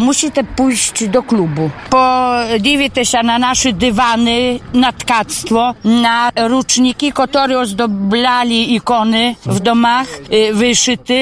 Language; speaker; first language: Polish; non-native, local second language; Ukrainian